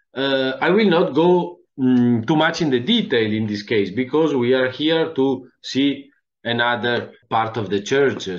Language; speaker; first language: English; non-native, fluent; Italian